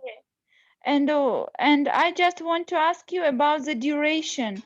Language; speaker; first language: English; non-native, learner; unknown